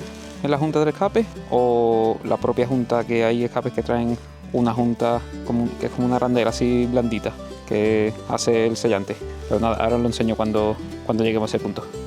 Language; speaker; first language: Spanish; native; Spanish